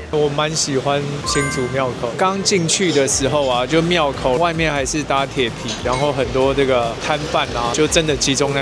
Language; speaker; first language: Chinese; native; Chinese